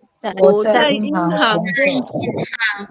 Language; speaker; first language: Chinese; non-native, learner; Cebuano